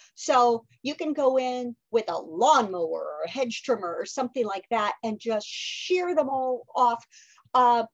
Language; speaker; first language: English; native; English